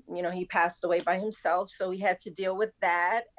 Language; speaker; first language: English; native; English